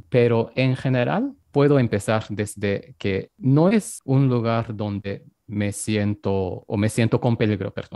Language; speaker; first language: Spanish; non-native, fluent; Japanese